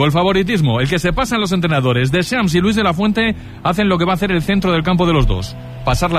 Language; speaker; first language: Spanish; native; Spanish